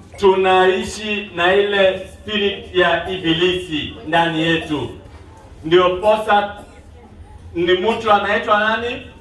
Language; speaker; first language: Swahili; non-native, local second language; Luo (Kenya and Tanzania)